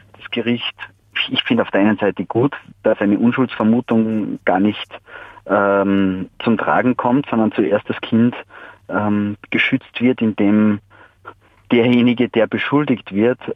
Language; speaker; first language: German; native; German